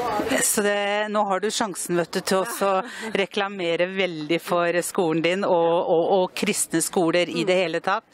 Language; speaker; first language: Norwegian; native; Norwegian